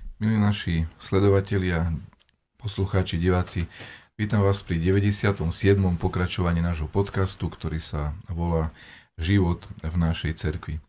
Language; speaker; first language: Slovak; native; Slovak